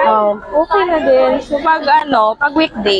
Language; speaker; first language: Filipino; non-native, local second language; Cebuano